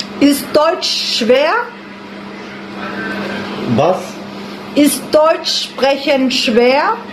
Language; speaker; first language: German; early bilingual, other home language; Turkish